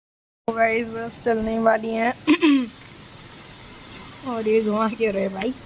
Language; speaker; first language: Hindi; native; Hindi